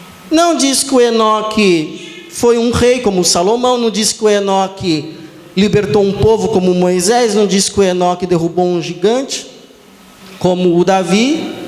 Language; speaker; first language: Portuguese; native; Portuguese